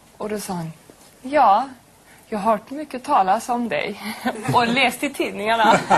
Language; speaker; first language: Swedish; non-native, fluent; German